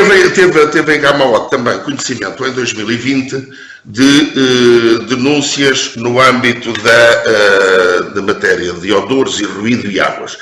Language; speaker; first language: Portuguese; native; Portuguese